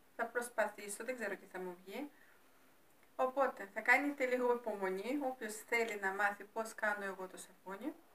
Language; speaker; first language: Greek; non-native, fluent; Russian